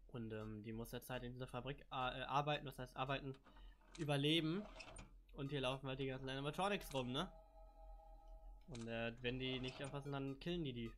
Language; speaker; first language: German; native; German